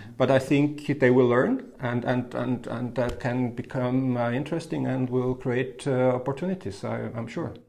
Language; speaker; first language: English; non-native, fluent; German